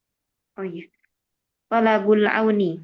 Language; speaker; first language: Arabic; non-native, learner; Indonesian